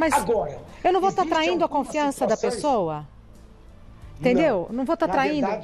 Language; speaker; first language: Portuguese; native; Portuguese